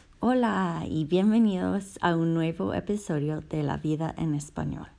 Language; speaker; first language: Spanish; non-native, learner; English